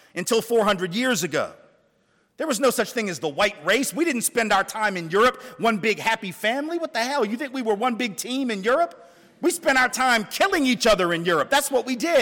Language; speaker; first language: English; native; English